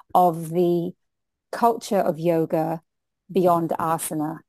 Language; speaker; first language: English; non-native, local second language; Hindi